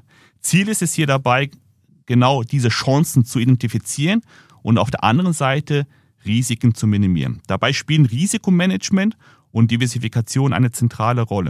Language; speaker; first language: German; native; German